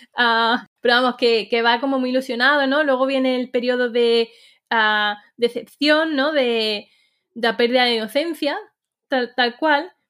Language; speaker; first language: Spanish; native; Spanish